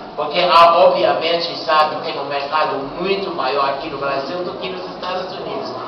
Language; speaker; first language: Portuguese; non-native, fluent; English